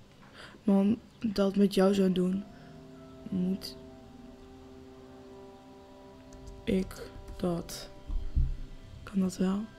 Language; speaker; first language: Dutch; native; Dutch